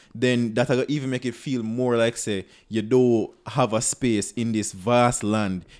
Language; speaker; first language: English; non-native, local second language; Jamaican Creole English